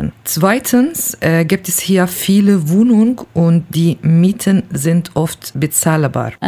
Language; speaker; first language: German; non-native, learner; Kurdish